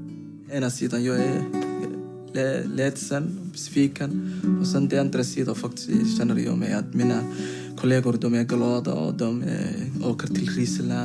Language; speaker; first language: Swedish; non-native, fluent; Somali